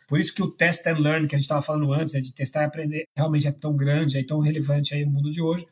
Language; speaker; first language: Portuguese; early bilingual, other home language; Spanish